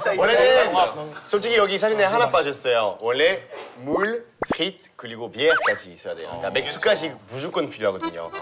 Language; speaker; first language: Korean; non-native, fluent; French